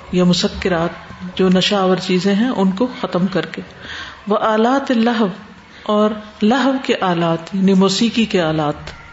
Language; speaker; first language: Urdu; native; Urdu